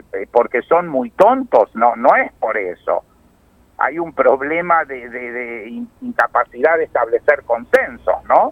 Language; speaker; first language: Spanish; native; Spanish